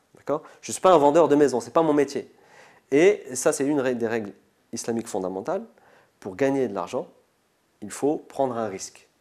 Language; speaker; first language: French; early bilingual, other home language; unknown